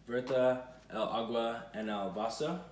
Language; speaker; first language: Spanish; non-native, learner; English